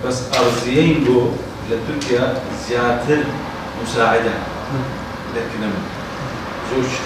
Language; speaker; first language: Arabic; non-native, learner; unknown